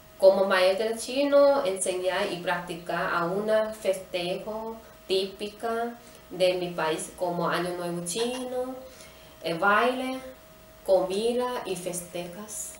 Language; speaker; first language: Spanish; non-native, learner; Chinese